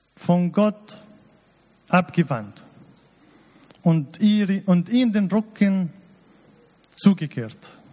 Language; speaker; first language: German; non-native, fluent; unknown